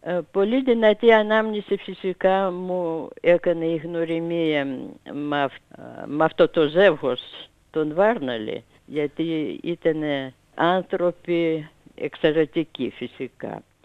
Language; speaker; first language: Greek; non-native, fluent; Russian